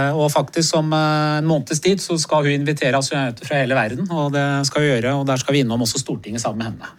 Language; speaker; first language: Norwegian; early bilingual, other home language; Persian